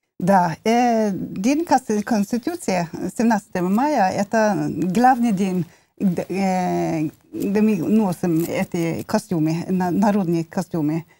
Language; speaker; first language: Russian; non-native, learner; Norwegian